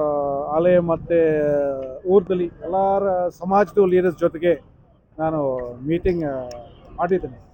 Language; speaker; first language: Kannada; non-native, fluent; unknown